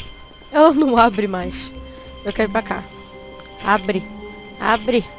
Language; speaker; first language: Portuguese; native; Portuguese